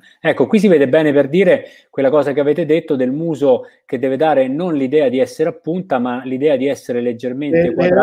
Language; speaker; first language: Italian; native; Italian